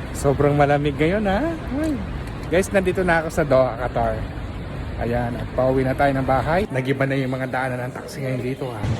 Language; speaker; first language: Filipino; native; Filipino